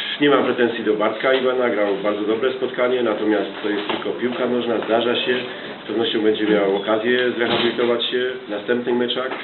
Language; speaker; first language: Polish; native; Polish